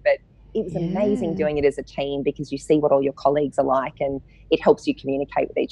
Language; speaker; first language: English; native; English